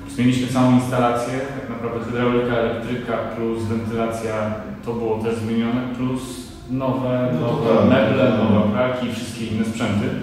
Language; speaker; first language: Polish; native; Polish